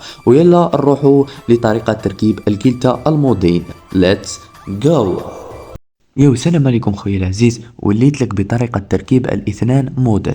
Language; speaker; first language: Arabic; native; Arabic